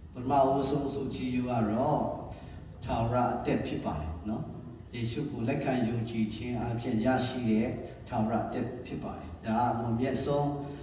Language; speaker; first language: Burmese; non-native, local second language; Tedim Chin